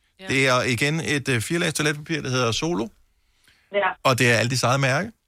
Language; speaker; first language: Danish; native; Danish